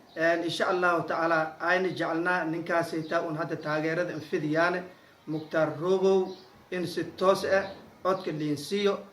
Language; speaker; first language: Somali; native; Somali